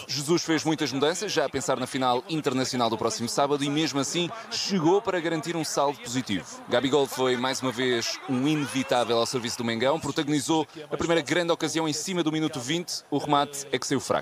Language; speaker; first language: Portuguese; native; Portuguese